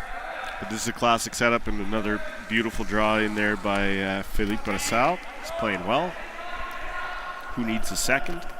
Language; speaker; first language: English; native; English